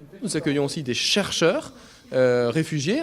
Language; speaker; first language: French; native; French